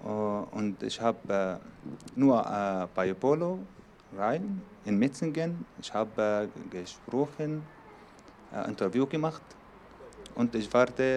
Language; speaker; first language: German; non-native, learner; Arabic